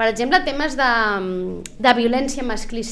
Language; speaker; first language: Catalan; native; Catalan